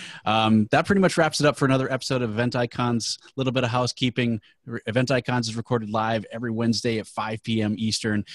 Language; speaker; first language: English; native; English